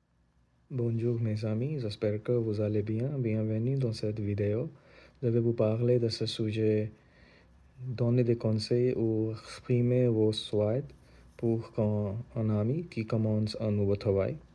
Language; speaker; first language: French; non-native, learner; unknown